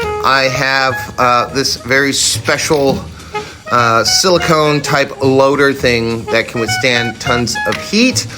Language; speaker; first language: English; native; English